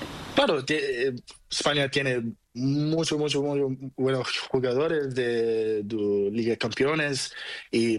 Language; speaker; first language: Spanish; non-native, learner; Portuguese